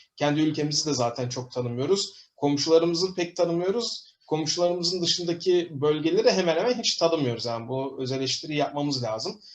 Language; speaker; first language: Turkish; native; Turkish